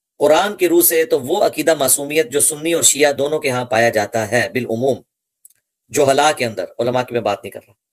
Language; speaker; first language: Urdu; non-native, local second language; Punjabi